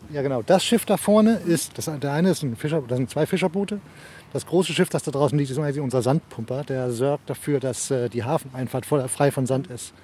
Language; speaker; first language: German; early bilingual, heritage; German